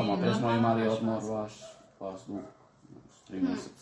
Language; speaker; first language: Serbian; early bilingual, heritage; Spanish